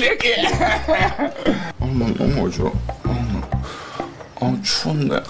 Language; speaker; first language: Korean; native; Korean